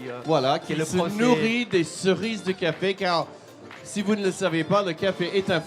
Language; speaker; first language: French; native; French